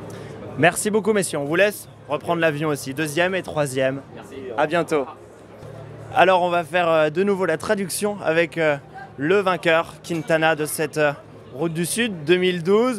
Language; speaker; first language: French; native; French